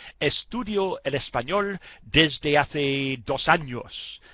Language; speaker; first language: Spanish; non-native, fluent; English